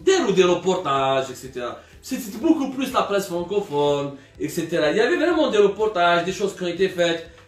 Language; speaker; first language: French; non-native, local second language; Arabic